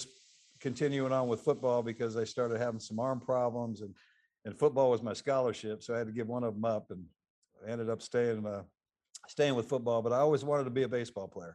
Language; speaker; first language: English; native; English